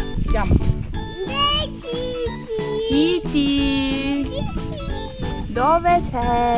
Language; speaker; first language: Italian; non-native, learner; Russian